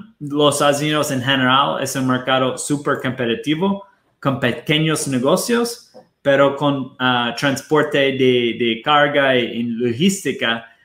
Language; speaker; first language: Spanish; non-native, fluent; Portuguese